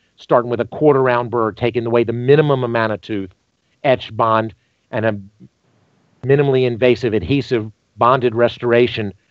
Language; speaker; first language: English; native; English